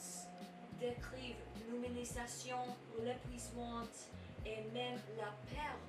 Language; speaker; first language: French; non-native, learner; English